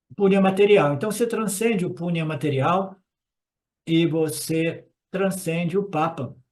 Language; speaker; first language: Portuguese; non-native, fluent; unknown